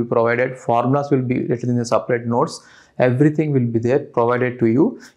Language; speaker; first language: English; non-native, local second language; Telugu